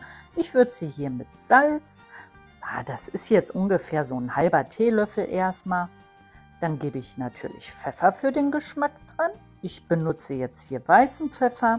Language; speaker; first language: German; native; German